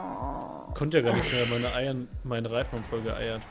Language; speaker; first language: German; native; German